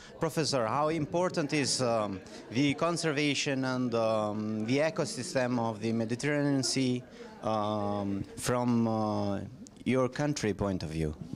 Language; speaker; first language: English; non-native, fluent; Albanian